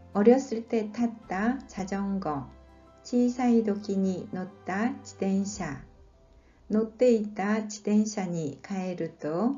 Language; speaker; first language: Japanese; non-native, fluent; Korean